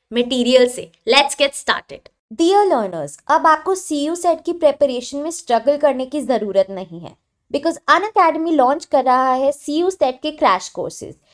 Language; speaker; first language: Hindi; native; Hindi